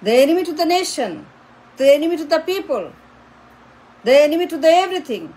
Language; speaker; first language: English; non-native, local second language; Bangla